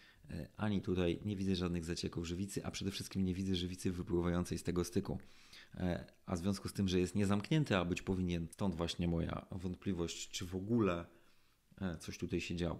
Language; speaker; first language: Polish; native; Polish